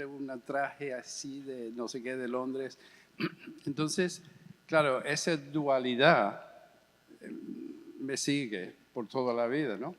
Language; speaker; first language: Spanish; early bilingual, heritage; English